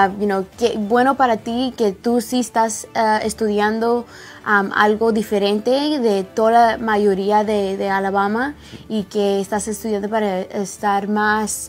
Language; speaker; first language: Spanish; early bilingual, heritage; Spanish